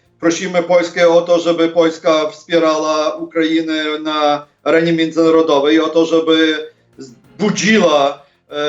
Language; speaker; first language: Polish; non-native, fluent; Ukrainian